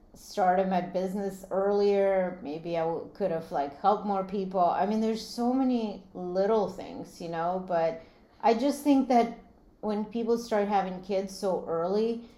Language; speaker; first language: English; early bilingual, other home language; Latvian